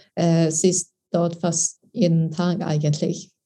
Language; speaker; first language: German; non-native, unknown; Swedish